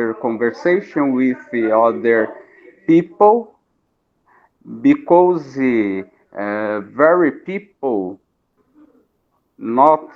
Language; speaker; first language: English; non-native, learner; Portuguese